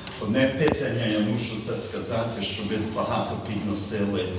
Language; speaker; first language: Ukrainian; early bilingual, heritage; Ukrainian